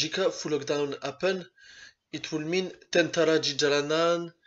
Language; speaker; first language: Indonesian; non-native, learner; French